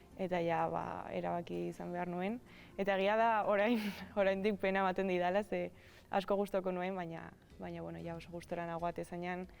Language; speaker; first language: Basque; non-native, local second language; Spanish